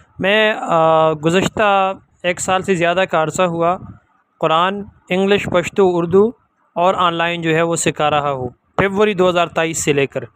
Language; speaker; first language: Urdu; non-native, local second language; Pashto